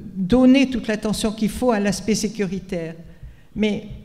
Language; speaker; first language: French; non-native, local second language; Arabic